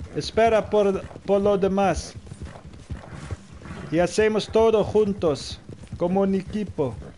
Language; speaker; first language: Spanish; non-native, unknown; Dutch